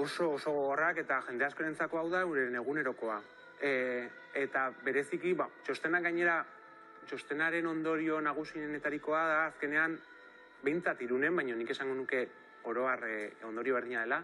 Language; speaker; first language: Basque; native; Basque